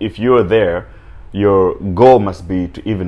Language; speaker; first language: English; non-native, local second language; Nyanja